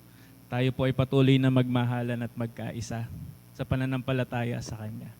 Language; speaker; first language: Filipino; native; Filipino